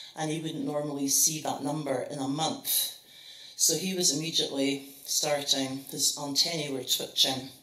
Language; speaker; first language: English; native; English